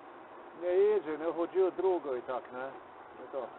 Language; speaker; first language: Polish; non-native, learner; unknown